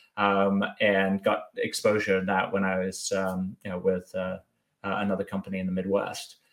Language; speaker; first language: English; native; English